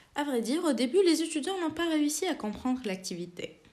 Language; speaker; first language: French; non-native, local second language; Arabic